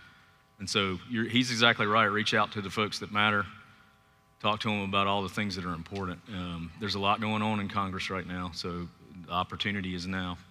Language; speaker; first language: English; native; English